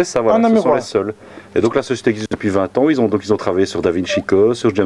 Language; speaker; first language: French; native; French